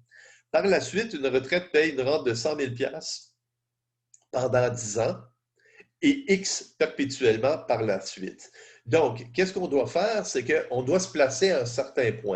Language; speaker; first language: French; native; French